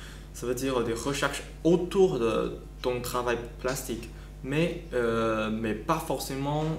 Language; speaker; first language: French; non-native, fluent; Chinese